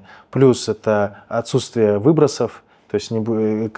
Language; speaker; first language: Russian; native; Russian